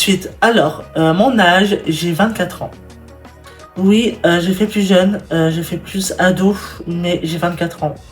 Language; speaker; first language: French; native; French